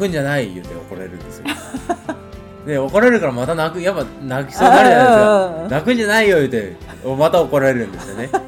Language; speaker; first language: Japanese; native; Japanese